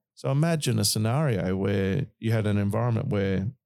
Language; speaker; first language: English; native; English